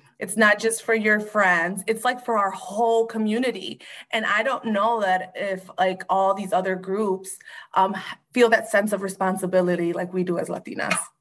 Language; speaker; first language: English; early bilingual, other home language; Spanish